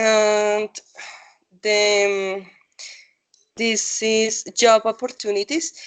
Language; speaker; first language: English; non-native, learner; Spanish